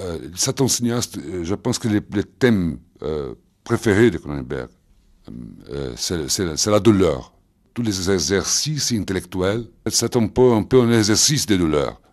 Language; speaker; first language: French; non-native, fluent; Portuguese